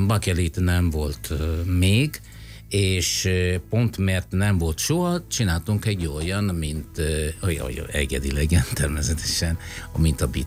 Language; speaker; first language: Hungarian; non-native, fluent; Italian